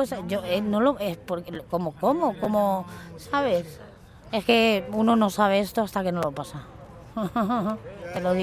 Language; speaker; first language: Spanish; native; Spanish